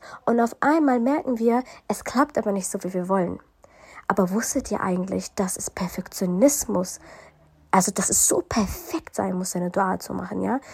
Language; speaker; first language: German; early bilingual, other home language; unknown